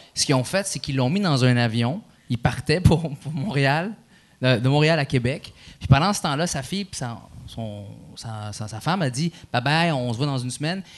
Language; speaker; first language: French; early bilingual, other home language; Arabic